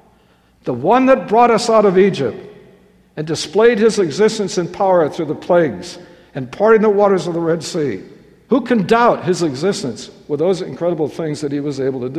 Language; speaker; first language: English; native; English